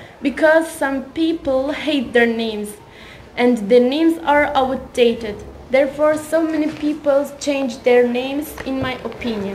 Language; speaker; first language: English; non-native, learner; Uzbek